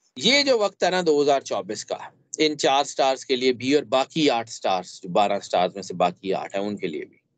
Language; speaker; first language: Urdu; native; Urdu